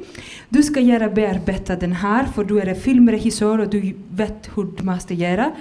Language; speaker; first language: Swedish; non-native, fluent; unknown